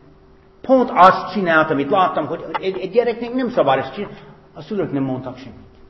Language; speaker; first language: Hungarian; non-native, fluent; English